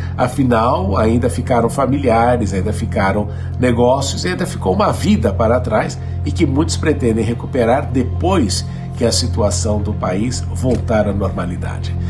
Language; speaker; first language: Portuguese; native; Portuguese